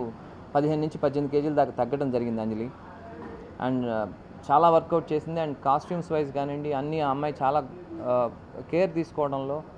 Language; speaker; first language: Telugu; native; Telugu